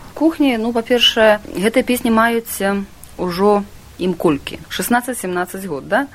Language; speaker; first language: Belarusian; non-native, local second language; Russian